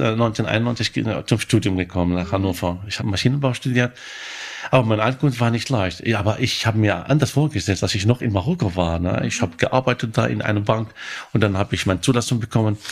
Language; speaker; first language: German; non-native, fluent; Arabic